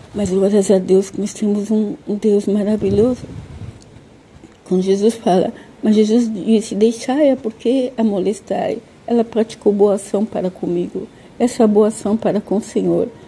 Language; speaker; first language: Portuguese; native; Portuguese